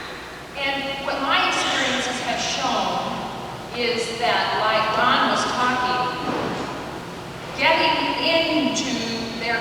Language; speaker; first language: English; native; English